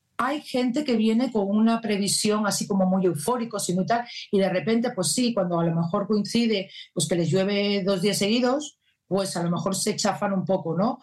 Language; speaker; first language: Spanish; native; Spanish